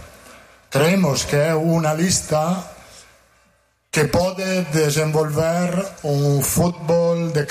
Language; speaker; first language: Portuguese; non-native, fluent; Italian